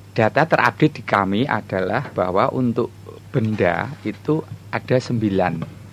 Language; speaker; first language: Indonesian; native; Indonesian